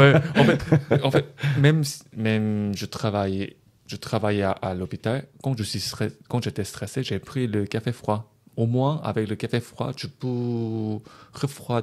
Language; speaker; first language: French; non-native, learner; Korean